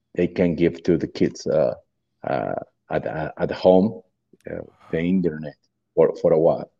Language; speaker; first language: English; non-native, learner; Spanish